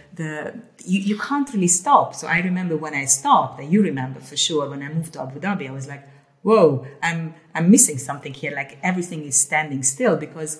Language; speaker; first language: English; early bilingual, other home language; Hungarian